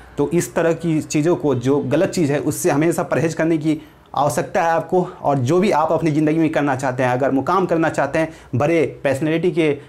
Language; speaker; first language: Hindi; native; Hindi